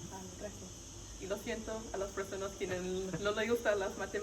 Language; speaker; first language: Spanish; non-native, learner; English